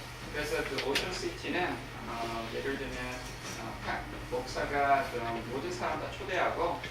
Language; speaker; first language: Korean; early bilingual, heritage; English